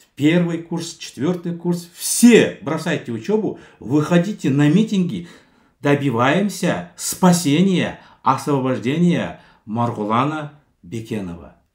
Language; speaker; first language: Russian; non-native, local second language; Kazakh